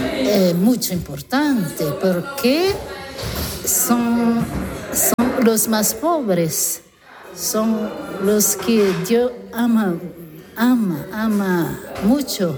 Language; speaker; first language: Spanish; non-native, learner; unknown